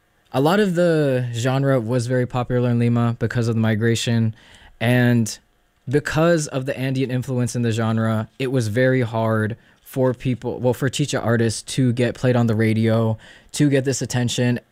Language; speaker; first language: English; early bilingual, other home language; Spanish